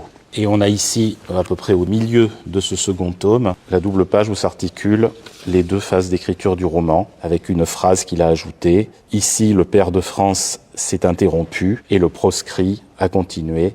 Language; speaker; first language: French; native; French